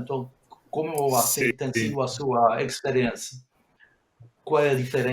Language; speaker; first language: Portuguese; non-native, fluent; Spanish